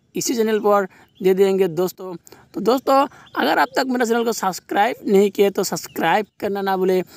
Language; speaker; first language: Hindi; native; Hindi